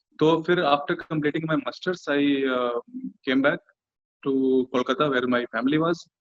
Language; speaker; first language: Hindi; non-native, local second language; Bhojpuri